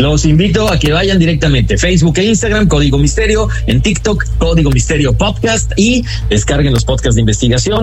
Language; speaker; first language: Spanish; native; Spanish